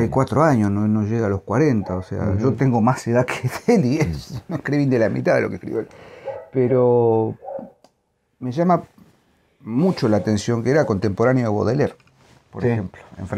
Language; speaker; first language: Spanish; native; Spanish